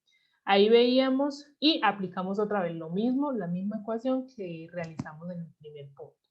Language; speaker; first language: Spanish; native; Spanish